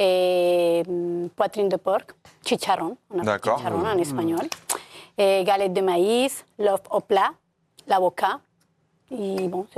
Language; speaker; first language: French; non-native, learner; Spanish